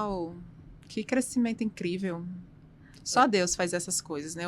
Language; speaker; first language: Portuguese; native; Portuguese